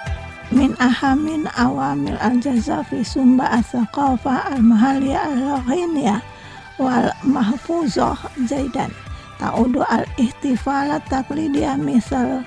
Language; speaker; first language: Arabic; non-native, fluent; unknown